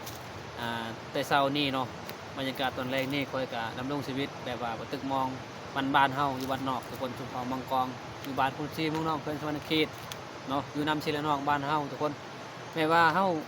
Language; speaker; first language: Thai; non-native, local second language; Northeastern Thai